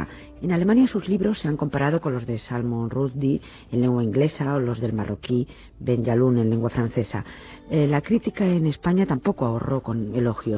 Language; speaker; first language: Spanish; native; Spanish